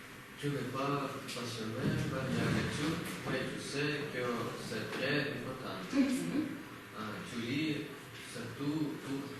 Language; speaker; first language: French; non-native, learner; Russian